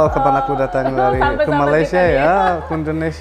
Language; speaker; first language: Indonesian; non-native, learner; Arabic